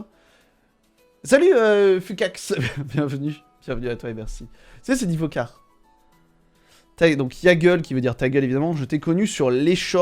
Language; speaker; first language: French; native; French